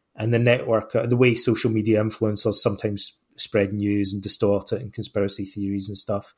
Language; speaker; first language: English; native; English